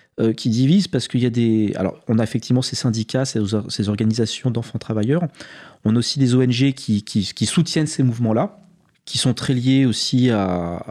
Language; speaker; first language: French; native; French